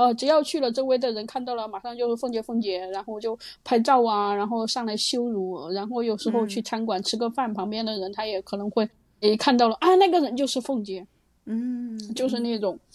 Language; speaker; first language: Chinese; native; Chinese